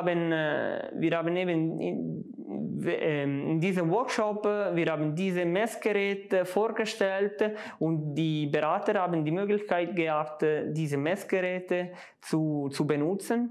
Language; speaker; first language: German; non-native, local second language; Italian